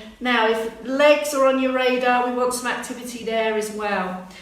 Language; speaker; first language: English; native; English